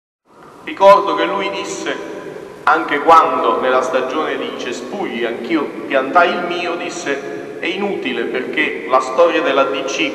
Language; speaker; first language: Italian; native; Italian